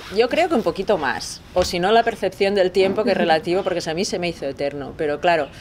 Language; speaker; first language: Spanish; native; Spanish